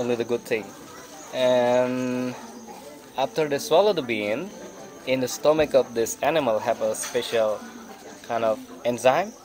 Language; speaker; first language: English; non-native, learner; Indonesian